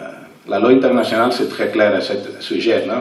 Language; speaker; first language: French; non-native, learner; Catalan